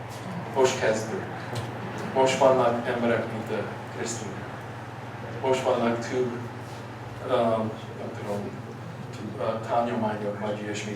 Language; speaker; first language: Hungarian; early bilingual, heritage; English